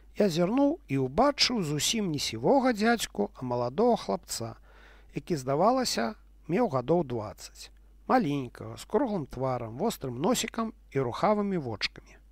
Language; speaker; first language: Belarusian; non-native, local second language; Russian